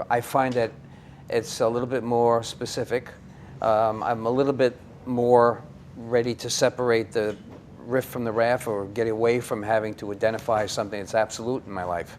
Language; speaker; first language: English; native; English